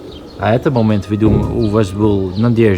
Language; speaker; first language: Russian; non-native, learner; Dutch